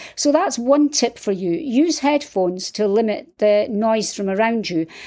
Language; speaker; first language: English; native; English